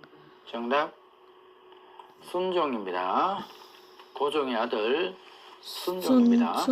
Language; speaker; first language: Korean; native; Korean